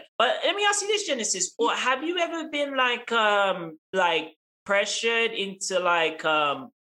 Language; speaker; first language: English; native; English